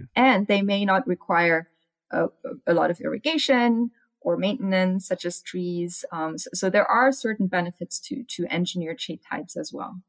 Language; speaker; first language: English; non-native, fluent; German